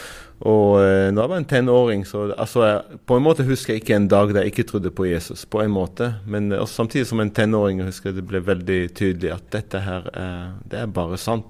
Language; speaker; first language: Norwegian; non-native, fluent; Arabic